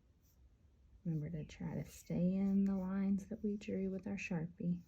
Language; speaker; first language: English; native; English